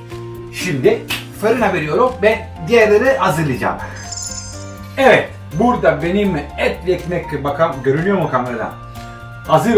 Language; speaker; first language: Turkish; non-native, fluent; Italian